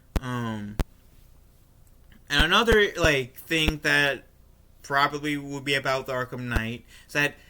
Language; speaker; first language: English; native; English